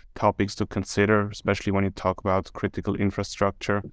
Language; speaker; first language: English; non-native, fluent; German